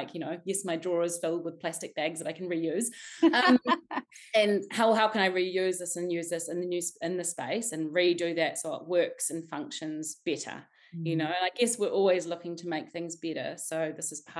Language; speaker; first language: English; native; English